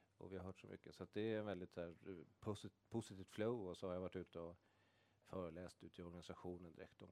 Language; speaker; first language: Swedish; native; Swedish